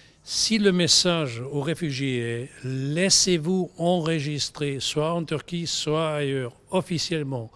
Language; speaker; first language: French; non-native, fluent; German